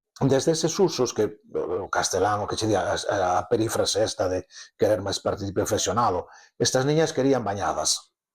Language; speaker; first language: Galician; native; Galician